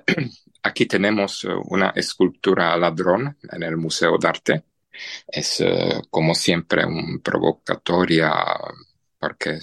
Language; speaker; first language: Spanish; non-native, fluent; Czech